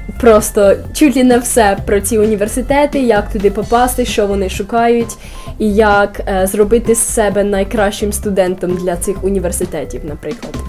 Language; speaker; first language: Ukrainian; early bilingual, heritage; Ukrainian